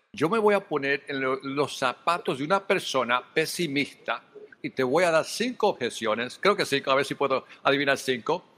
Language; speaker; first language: Spanish; early bilingual, heritage; Spanish